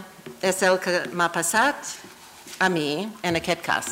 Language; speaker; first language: Catalan; non-native, fluent; English